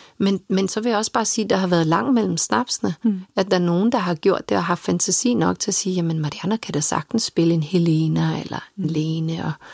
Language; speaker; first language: Danish; early bilingual, other home language; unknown